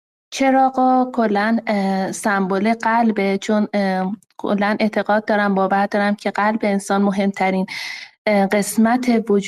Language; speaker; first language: Persian; native; Persian